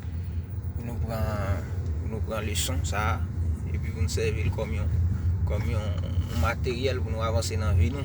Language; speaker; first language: French; non-native, learner; Haitian Creole